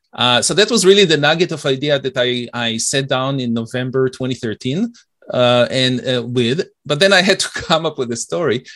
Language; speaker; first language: English; non-native, fluent; Hebrew